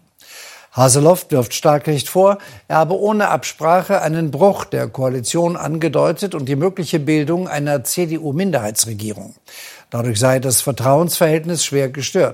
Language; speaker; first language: German; native; German